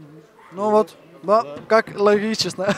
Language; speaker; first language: Russian; non-native, learner; Estonian